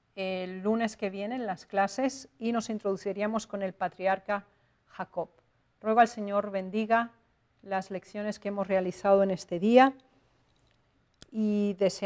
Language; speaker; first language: Spanish; native; Spanish